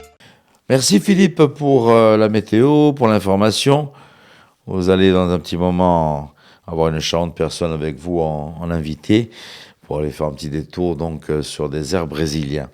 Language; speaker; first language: French; native; French